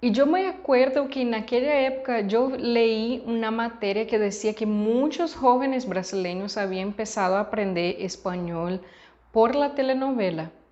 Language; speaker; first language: Spanish; non-native, fluent; Portuguese